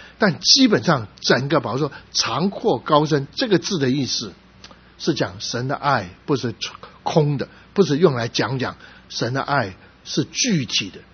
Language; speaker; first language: Chinese; non-native, local second language; Cantonese